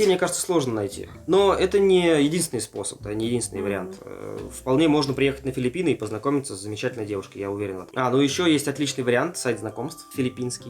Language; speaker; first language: Russian; native; Russian